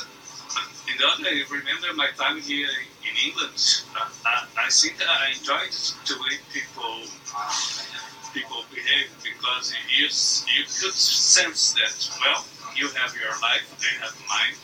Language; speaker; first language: English; non-native, fluent; Portuguese